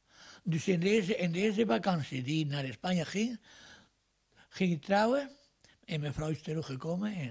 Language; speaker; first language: Dutch; non-native, learner; Spanish